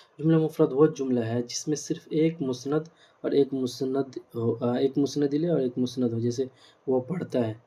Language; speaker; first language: Urdu; native; Urdu